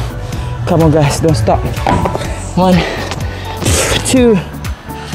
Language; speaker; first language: English; non-native, local second language; Malay